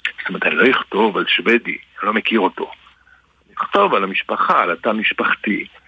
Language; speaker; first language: Hebrew; native; Hebrew